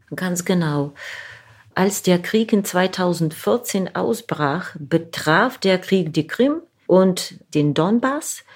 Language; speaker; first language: German; non-native, fluent; Ukrainian